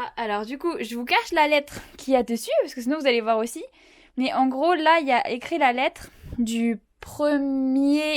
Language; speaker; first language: French; native; French